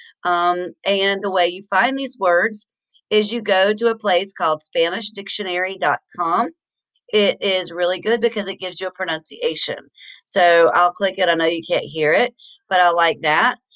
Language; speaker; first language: English; native; English